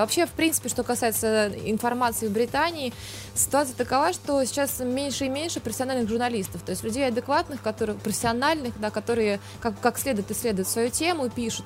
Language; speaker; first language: Russian; native; Russian